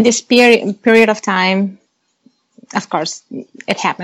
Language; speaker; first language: English; non-native, fluent; Spanish